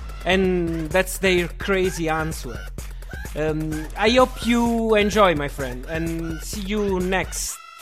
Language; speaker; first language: English; non-native, fluent; Italian